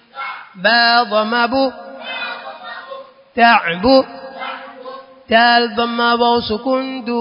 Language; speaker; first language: Arabic; non-native, learner; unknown